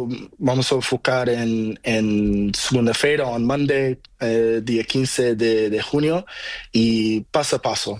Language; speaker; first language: Spanish; non-native, learner; Portuguese